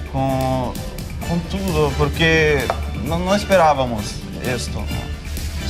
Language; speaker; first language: Spanish; non-native, learner; Portuguese